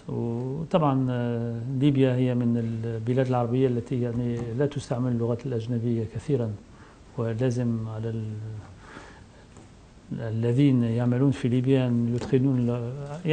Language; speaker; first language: Arabic; non-native, fluent; French